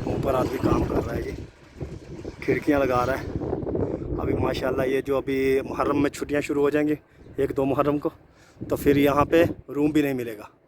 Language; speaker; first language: Urdu; non-native, local second language; Punjabi